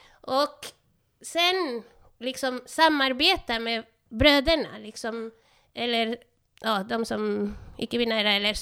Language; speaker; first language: Swedish; non-native, fluent; Spanish